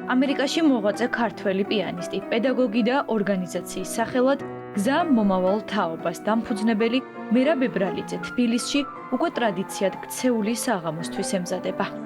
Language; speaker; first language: Georgian; native; Georgian